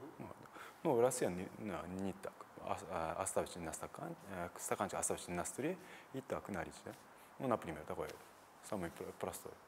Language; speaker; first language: Russian; non-native, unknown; Japanese